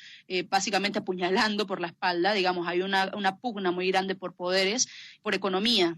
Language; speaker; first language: Spanish; native; Spanish